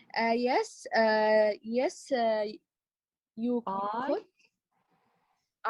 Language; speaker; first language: English; non-native, learner; Arabic